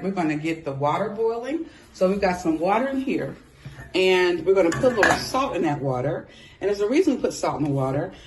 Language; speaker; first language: English; native; English